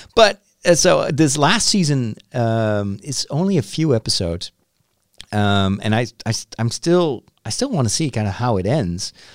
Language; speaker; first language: English; non-native, fluent; Dutch